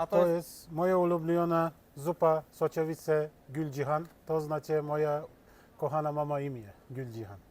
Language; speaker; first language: Polish; non-native, learner; Turkish